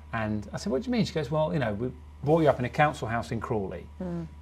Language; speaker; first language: English; native; English